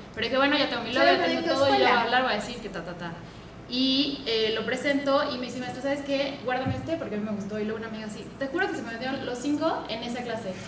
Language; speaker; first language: Spanish; native; Spanish